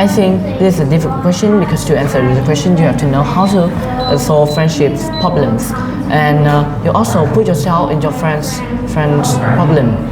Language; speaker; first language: English; non-native, learner; Vietnamese